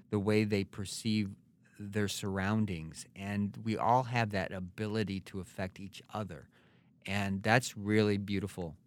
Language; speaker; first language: English; native; English